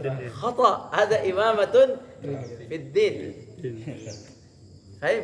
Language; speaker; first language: Arabic; non-native, fluent; Indonesian